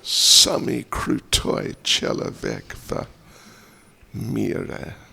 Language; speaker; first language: Russian; non-native, learner; English